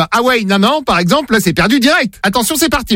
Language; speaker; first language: French; native; French